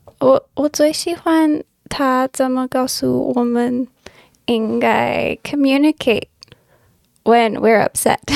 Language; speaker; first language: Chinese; non-native, learner; English